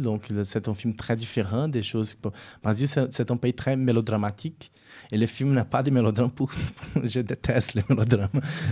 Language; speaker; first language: French; non-native, fluent; Portuguese